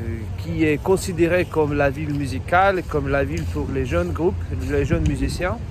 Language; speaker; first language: French; non-native, fluent; Russian